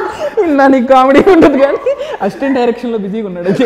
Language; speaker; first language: Telugu; native; Telugu